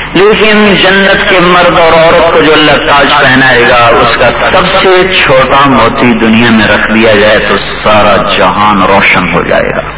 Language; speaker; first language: Urdu; non-native, local second language; Punjabi